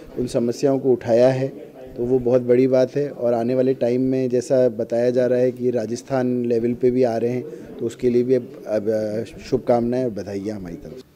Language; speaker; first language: Hindi; native; Hindi